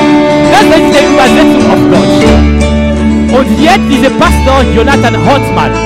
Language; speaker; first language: German; non-native, fluent; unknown